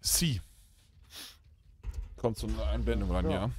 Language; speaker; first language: German; native; German